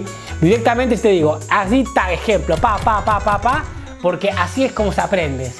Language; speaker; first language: Spanish; native; Spanish